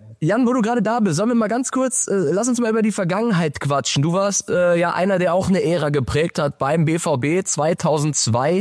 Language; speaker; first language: German; native; German